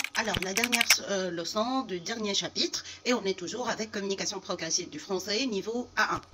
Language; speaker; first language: French; non-native, fluent; Arabic